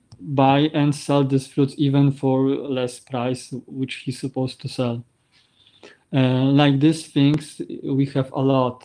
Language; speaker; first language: English; non-native, learner; Polish